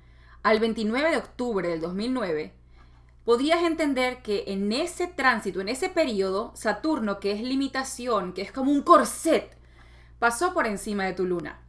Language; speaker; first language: Spanish; native; Spanish